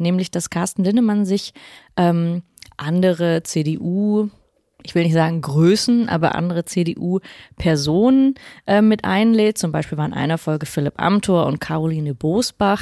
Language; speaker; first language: German; native; German